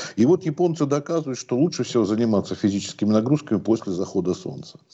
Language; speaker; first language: Russian; native; Russian